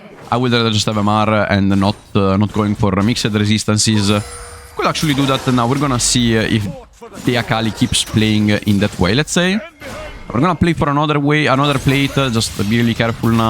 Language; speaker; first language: English; non-native, fluent; Italian